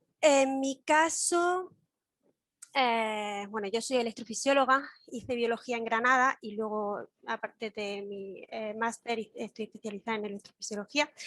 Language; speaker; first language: Spanish; native; Spanish